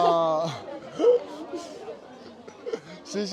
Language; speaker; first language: Chinese; non-native, learner; French